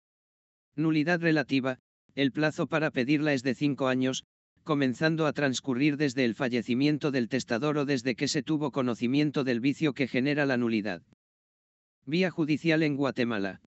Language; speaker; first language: Spanish; native; Spanish